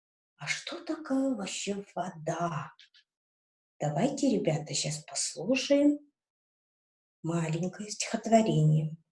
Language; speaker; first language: Russian; non-native, local second language; Kazakh